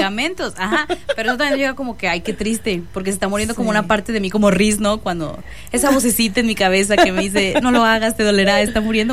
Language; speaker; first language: Spanish; native; Spanish